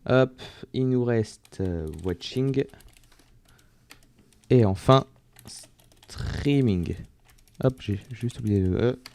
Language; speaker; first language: French; native; French